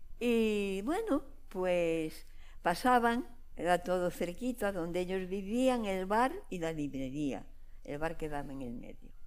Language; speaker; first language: Spanish; non-native, local second language; Galician